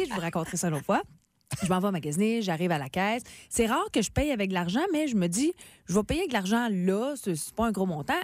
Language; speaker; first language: French; native; French